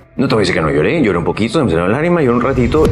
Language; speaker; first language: Spanish; native; Spanish